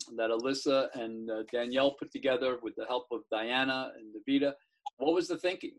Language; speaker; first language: English; native; English